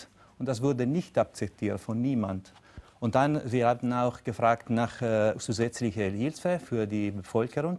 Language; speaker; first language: German; non-native, local second language; Italian